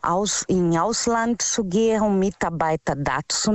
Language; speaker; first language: German; non-native, learner; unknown